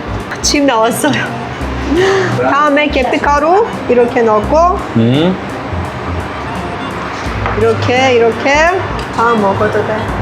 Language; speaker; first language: Korean; non-native, learner; Persian